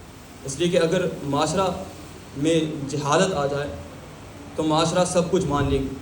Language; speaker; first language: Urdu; early bilingual, heritage; Urdu